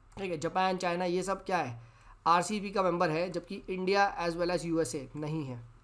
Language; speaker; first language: Hindi; native; Hindi